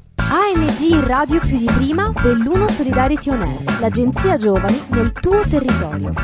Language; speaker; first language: Italian; native; Italian